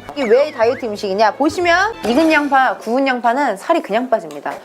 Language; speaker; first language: Korean; native; Korean